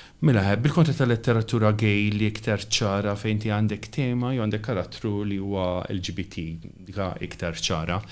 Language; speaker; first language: Maltese; native; Maltese